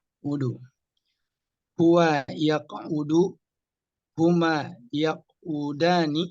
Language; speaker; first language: Arabic; non-native, learner; Indonesian